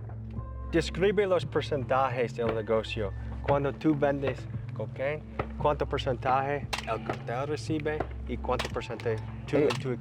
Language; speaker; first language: Spanish; non-native, learner; English